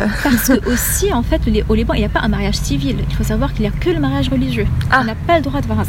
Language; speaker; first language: French; non-native, local second language; Arabic